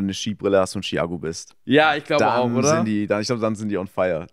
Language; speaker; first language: German; native; German